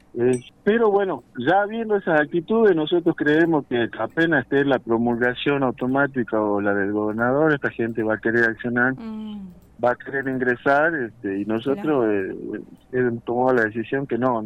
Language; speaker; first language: Spanish; native; Spanish